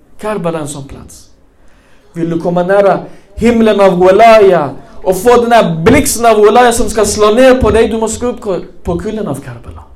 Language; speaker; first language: Swedish; early bilingual, other home language; Arabic